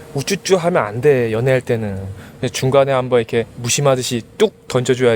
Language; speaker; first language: Korean; native; Korean